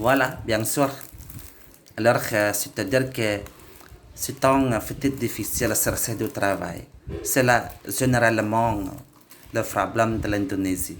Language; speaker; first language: French; non-native, learner; Indonesian